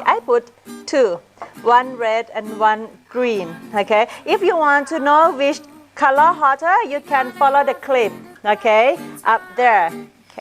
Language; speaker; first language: English; non-native, fluent; Thai